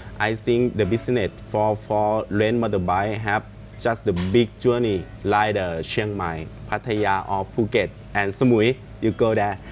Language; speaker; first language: English; non-native, learner; Thai